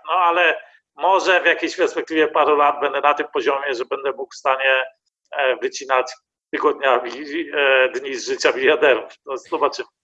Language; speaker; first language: Polish; early bilingual, heritage; Polish